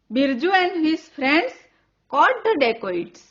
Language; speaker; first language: English; non-native, local second language; Gujarati